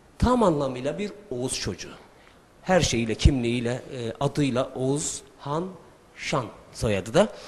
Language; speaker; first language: Turkish; early bilingual, heritage; Turkish